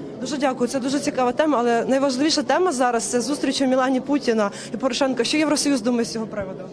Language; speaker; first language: Ukrainian; native; Ukrainian